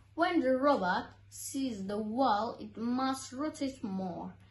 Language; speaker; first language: English; non-native, learner; Persian